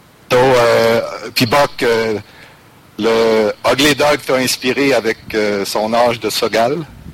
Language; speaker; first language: French; native; French